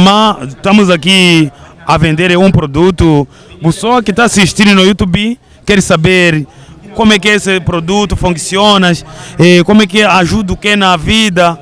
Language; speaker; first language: Portuguese; non-native, learner; Kinyarwanda